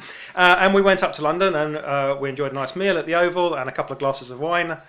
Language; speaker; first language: English; native; English